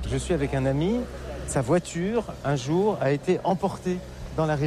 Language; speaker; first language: French; native; French